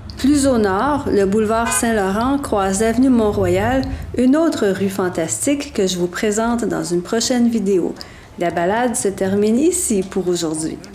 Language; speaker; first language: French; native; French